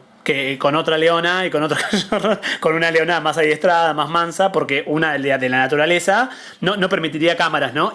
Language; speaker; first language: Spanish; native; Spanish